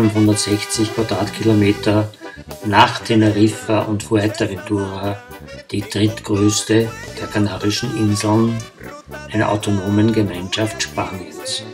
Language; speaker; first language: German; native; German